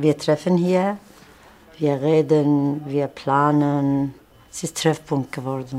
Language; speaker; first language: German; non-native, learner; Turkish